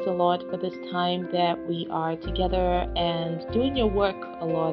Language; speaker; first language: English; non-native, local second language; Yoruba